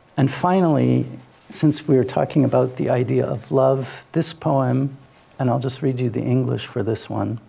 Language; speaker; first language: English; native; English